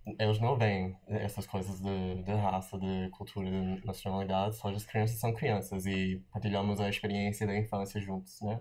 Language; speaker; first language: Portuguese; non-native, fluent; English